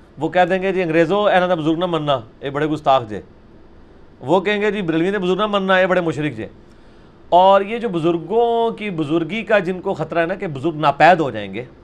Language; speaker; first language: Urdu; non-native, local second language; Punjabi